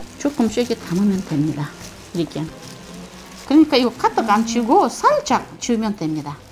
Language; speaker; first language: Korean; non-native, learner; Russian